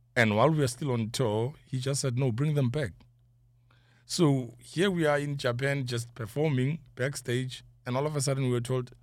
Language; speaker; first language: English; non-native, local second language; Zulu